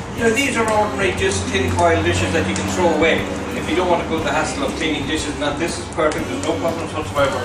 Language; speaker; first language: English; native; English